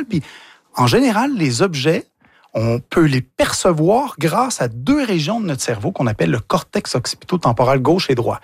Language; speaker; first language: French; native; French